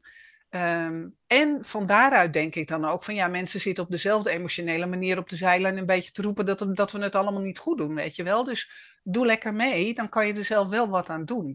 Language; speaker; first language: Dutch; native; Dutch